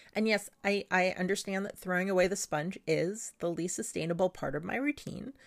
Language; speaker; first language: English; non-native, local second language; Filipino